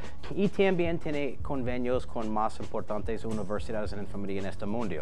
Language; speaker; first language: Spanish; non-native, learner; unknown